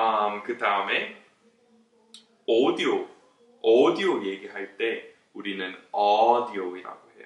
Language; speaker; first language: Korean; non-native, fluent; English